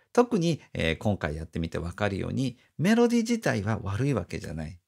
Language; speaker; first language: Japanese; native; Japanese